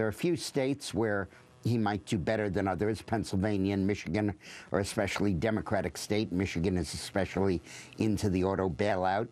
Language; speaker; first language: English; native; English